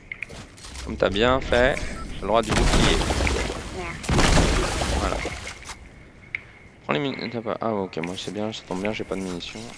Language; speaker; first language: French; native; French